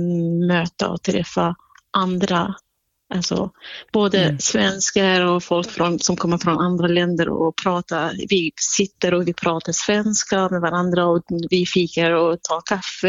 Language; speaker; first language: Swedish; non-native, fluent; Kurdish